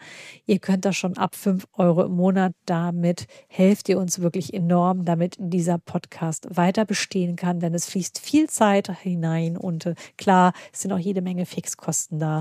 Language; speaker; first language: German; native; German